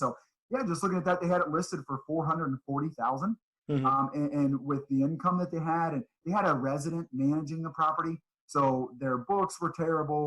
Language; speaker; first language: English; native; English